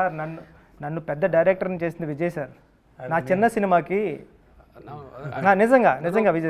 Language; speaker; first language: Telugu; native; Telugu